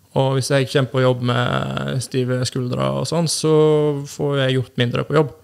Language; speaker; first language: Norwegian; native; Norwegian